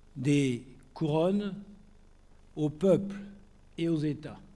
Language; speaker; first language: French; native; French